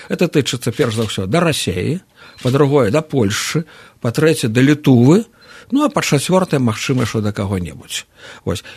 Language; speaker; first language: Belarusian; native; Belarusian